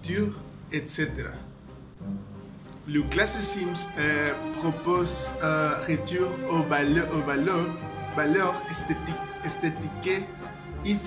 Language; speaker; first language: French; non-native, learner; Spanish